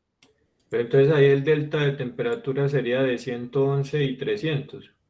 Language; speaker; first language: Spanish; native; Spanish